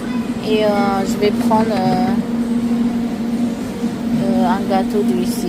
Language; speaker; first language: French; non-native, learner; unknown